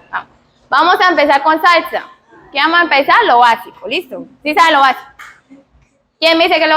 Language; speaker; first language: Spanish; native; Spanish